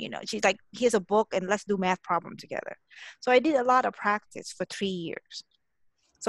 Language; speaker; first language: English; non-native, fluent; Thai